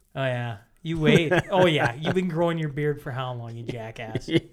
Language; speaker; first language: English; native; English